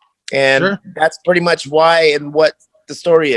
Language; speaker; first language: English; native; English